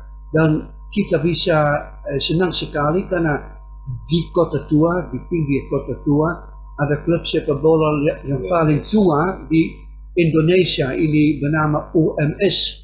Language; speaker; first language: Indonesian; non-native, fluent; Dutch